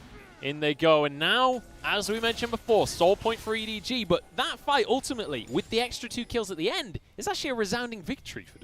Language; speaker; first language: English; native; English